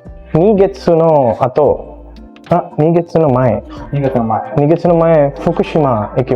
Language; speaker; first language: Japanese; non-native, learner; Telugu